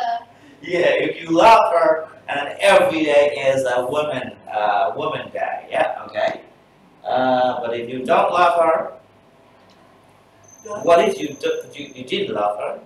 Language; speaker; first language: English; non-native, fluent; Vietnamese